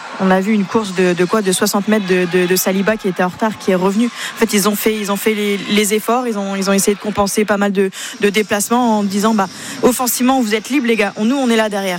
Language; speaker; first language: French; native; French